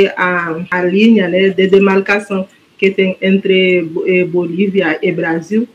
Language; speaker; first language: Portuguese; non-native, fluent; Haitian Creole